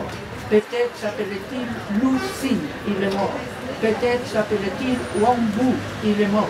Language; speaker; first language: French; non-native, fluent; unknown